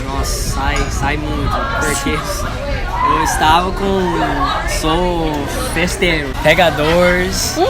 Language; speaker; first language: Portuguese; non-native, learner; English